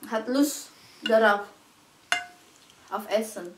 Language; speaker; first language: German; non-native, learner; Indonesian